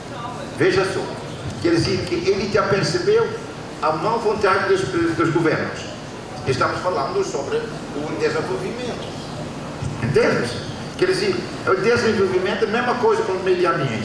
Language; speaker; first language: Portuguese; non-native, fluent; Dutch